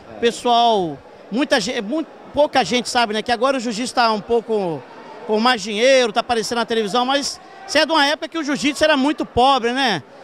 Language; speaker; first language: Portuguese; native; Portuguese